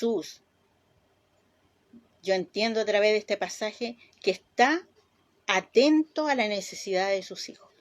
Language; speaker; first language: Spanish; native; Spanish